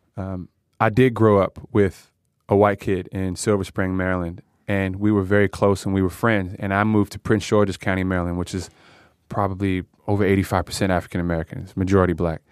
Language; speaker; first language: English; native; English